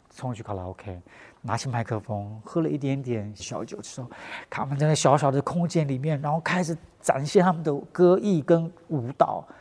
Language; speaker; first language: Chinese; non-native, local second language; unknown